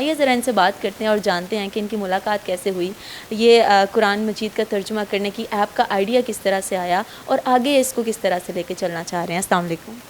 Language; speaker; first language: Urdu; native; Urdu